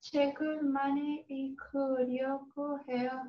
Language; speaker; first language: Korean; non-native, learner; Spanish